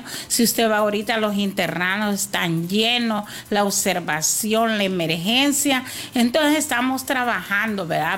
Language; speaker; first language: Spanish; native; Spanish